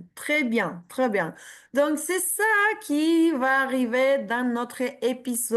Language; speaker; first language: French; non-native, fluent; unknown